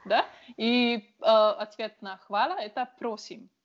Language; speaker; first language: Russian; non-native, learner; Slovenian